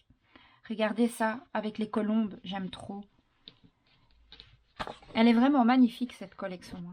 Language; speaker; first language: French; native; French